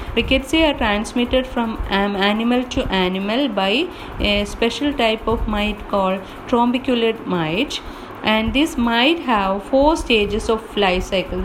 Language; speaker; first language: English; non-native, local second language; Malayalam